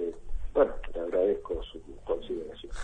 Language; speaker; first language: Spanish; native; Spanish